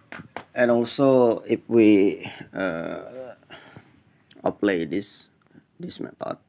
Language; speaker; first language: English; non-native, learner; Indonesian